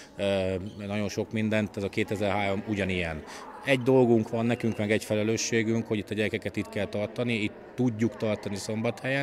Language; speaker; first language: Hungarian; native; Hungarian